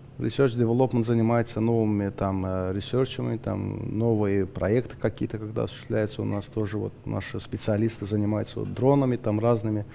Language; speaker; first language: Russian; non-native, local second language; Azerbaijani